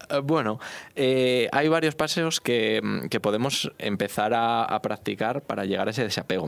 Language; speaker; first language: Spanish; native; Spanish